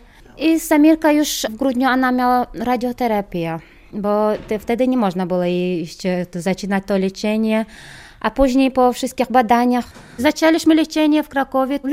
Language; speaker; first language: Polish; non-native, learner; Chechen